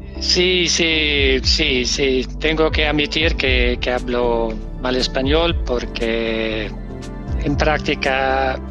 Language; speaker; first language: Spanish; non-native, learner; Danish